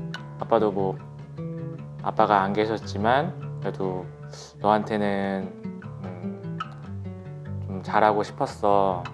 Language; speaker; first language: Korean; native; Korean